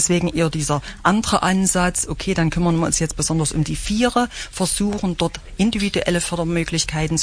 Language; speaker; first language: German; native; German